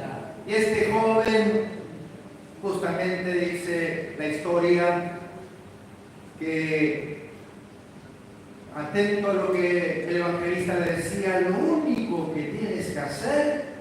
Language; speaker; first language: Spanish; native; Spanish